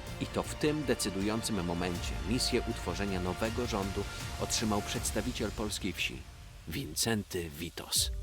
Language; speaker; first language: Polish; native; Polish